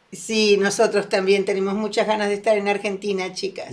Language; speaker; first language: Spanish; native; Spanish